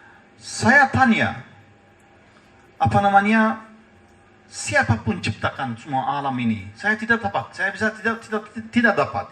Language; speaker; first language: Indonesian; non-native, learner; Turkish